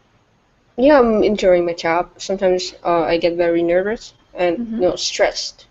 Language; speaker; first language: English; non-native, fluent; Vietnamese